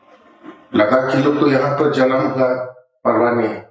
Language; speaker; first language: Hindi; non-native, local second language; Ladakhi